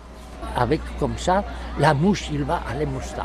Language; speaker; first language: French; non-native, learner; Spanish